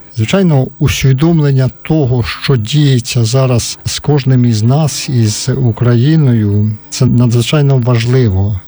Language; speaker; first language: Ukrainian; native; Ukrainian